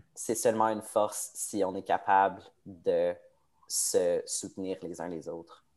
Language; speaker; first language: French; native; French